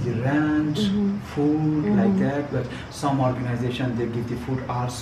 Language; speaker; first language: English; non-native, learner; Persian